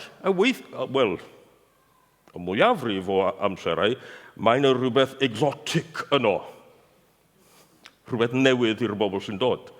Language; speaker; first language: Welsh; non-native, fluent; English